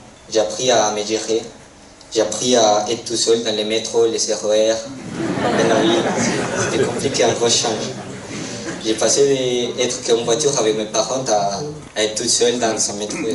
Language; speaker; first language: French; non-native, fluent; Spanish